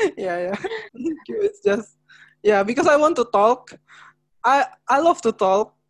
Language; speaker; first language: English; non-native, learner; Indonesian